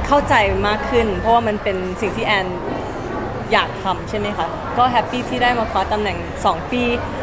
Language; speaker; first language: Thai; early bilingual, heritage; Thai